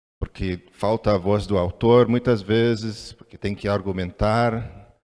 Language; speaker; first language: Portuguese; non-native, fluent; English